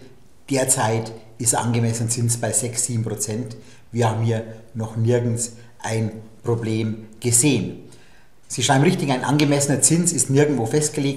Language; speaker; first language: German; native; German